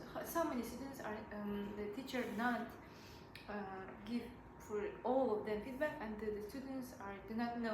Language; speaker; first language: English; non-native, learner; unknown